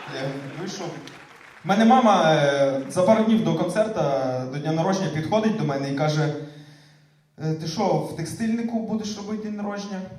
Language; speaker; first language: Ukrainian; native; Ukrainian